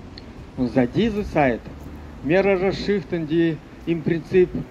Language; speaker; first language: German; non-native, fluent; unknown